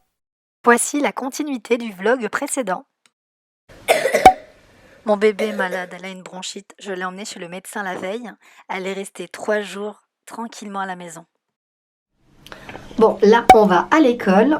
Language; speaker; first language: French; native; French